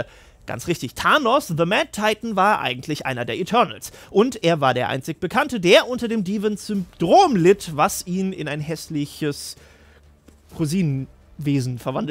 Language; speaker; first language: German; native; German